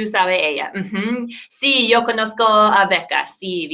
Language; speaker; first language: Spanish; non-native, fluent; English